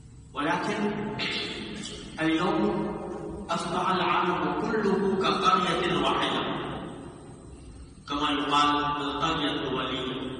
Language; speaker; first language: Arabic; non-native, fluent; Urdu